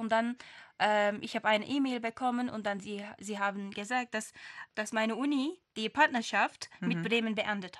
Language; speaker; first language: German; non-native, fluent; Turkish